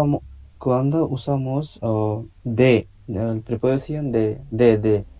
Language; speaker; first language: Spanish; non-native, learner; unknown